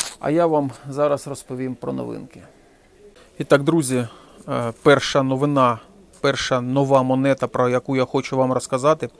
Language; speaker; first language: Ukrainian; non-native, local second language; Russian